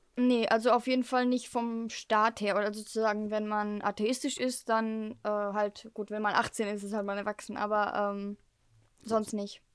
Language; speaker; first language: German; early bilingual, heritage; German